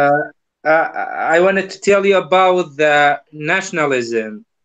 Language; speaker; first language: English; non-native, learner; Kurdish